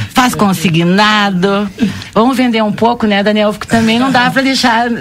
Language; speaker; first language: Portuguese; native; Portuguese